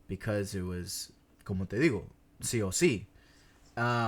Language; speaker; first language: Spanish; non-native, fluent; English